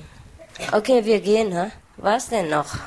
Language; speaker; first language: German; non-native, fluent; Vietnamese